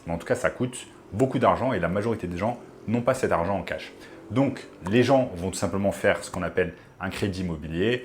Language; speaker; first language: French; native; French